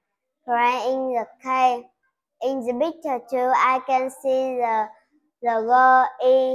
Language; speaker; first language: English; non-native, learner; Vietnamese